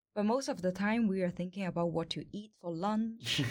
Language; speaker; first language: English; non-native, local second language; Cantonese